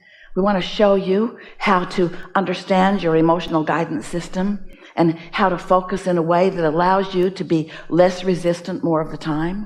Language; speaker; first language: English; native; English